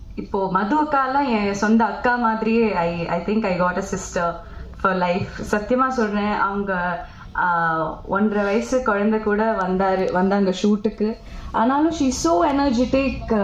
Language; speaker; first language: Tamil; non-native, local second language; Malayalam